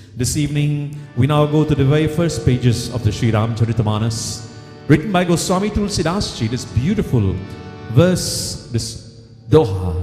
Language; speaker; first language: English; native; English